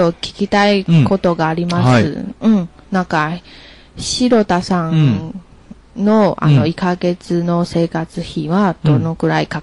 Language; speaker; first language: Japanese; non-native, learner; Chinese